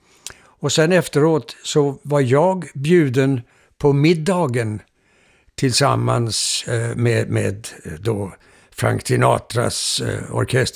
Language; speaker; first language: Swedish; native; Swedish